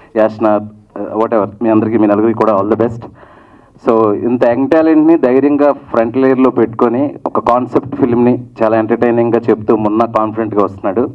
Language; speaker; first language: Telugu; native; Telugu